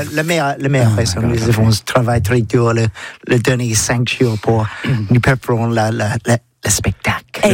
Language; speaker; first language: French; non-native, learner; English